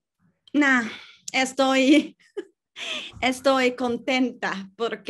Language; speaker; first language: Spanish; non-native, learner; Chinese